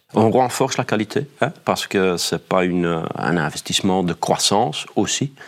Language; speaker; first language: French; non-native, fluent; Dutch